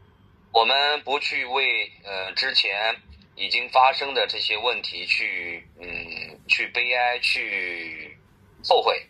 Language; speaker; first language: Chinese; native; Chinese